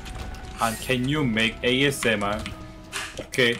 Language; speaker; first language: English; non-native, learner; Korean